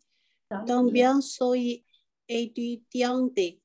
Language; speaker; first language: Spanish; non-native, learner; Chinese